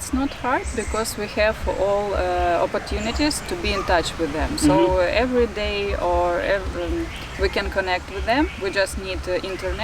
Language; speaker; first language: English; non-native, fluent; Russian